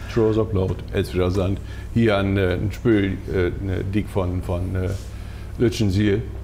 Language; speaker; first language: German; native; German